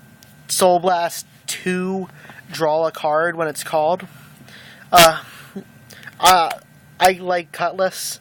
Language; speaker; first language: English; native; English